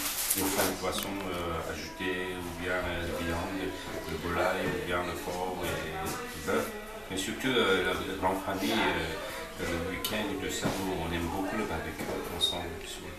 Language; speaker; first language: French; non-native, learner; Korean